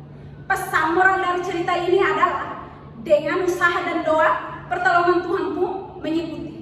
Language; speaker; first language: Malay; non-native, learner; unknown